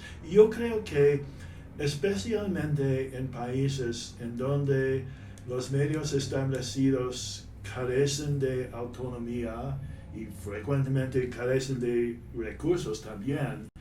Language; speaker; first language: Spanish; non-native, fluent; English